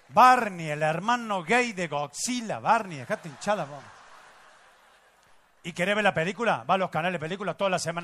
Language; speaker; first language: Spanish; native; Spanish